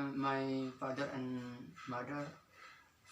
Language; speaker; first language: English; non-native, learner; Indonesian